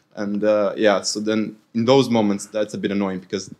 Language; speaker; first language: English; non-native, fluent; Arabic